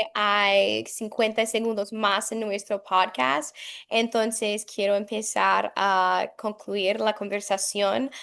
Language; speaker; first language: Spanish; non-native, fluent; English